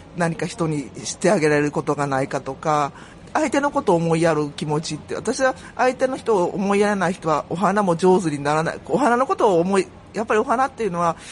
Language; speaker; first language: Japanese; native; Japanese